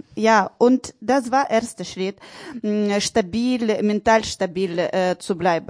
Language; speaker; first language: German; non-native, learner; Ukrainian